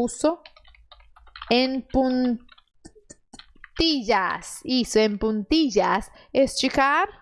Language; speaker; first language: Spanish; non-native, fluent; Portuguese